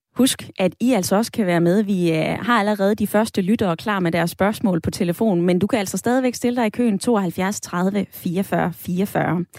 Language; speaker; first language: Danish; native; Danish